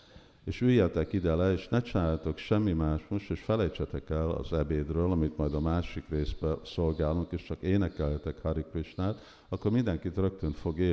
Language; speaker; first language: Hungarian; early bilingual, heritage; Hungarian